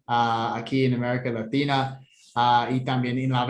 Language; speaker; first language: Spanish; non-native, fluent; English